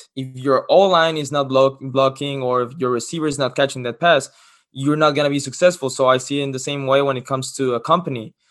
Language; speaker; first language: English; non-native, fluent; Spanish